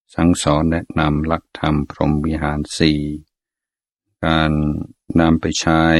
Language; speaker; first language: Thai; non-native, fluent; English